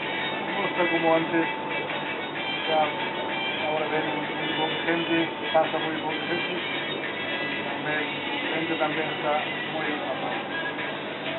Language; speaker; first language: Spanish; non-native, learner; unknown